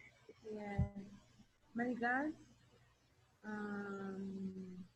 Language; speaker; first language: English; non-native, learner; Spanish